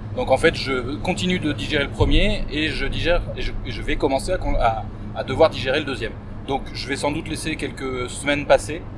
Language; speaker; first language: French; native; French